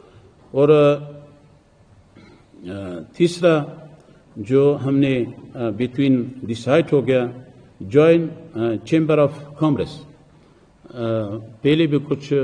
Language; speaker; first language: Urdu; non-native, fluent; Persian